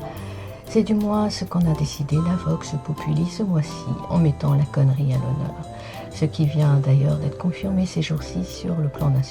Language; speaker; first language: French; native; French